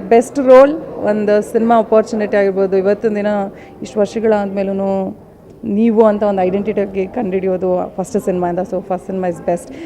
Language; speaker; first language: Kannada; native; Kannada